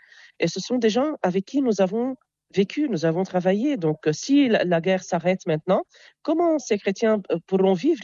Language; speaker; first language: French; non-native, local second language; Arabic